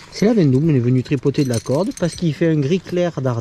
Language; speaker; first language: French; native; French